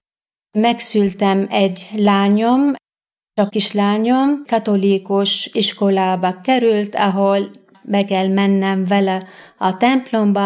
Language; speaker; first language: Hungarian; non-native, fluent; Arabic